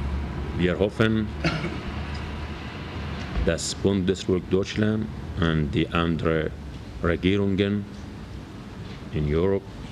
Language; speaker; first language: German; non-native, learner; Persian